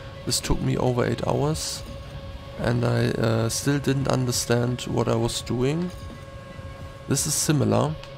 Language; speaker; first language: English; non-native, fluent; German